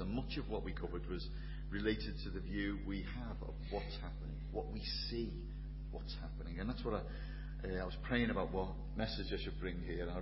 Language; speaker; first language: English; native; English